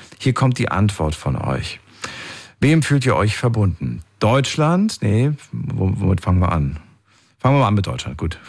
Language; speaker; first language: German; native; German